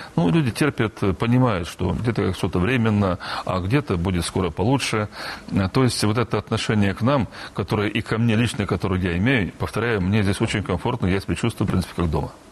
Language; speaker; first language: Russian; non-native, local second language; Romanian